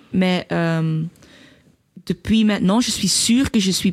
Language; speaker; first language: French; non-native, local second language; Dutch